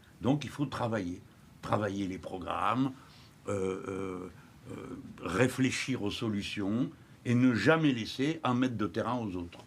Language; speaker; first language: French; native; French